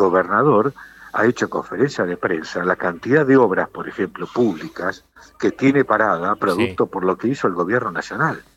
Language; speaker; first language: Spanish; native; Spanish